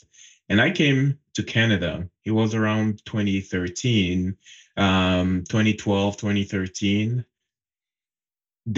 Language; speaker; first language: English; non-native, local second language; French